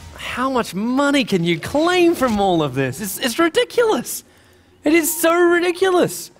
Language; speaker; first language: English; native; English